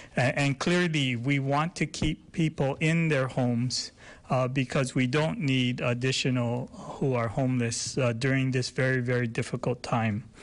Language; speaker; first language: English; native; English